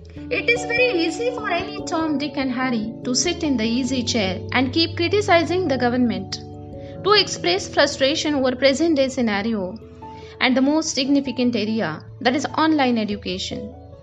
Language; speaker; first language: English; non-native, local second language; Marathi